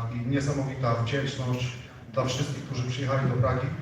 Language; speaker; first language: Polish; native; Polish